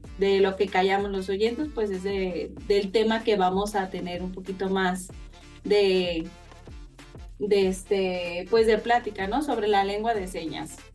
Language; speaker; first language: Spanish; native; Spanish